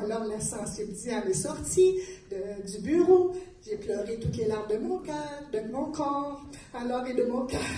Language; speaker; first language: French; native; French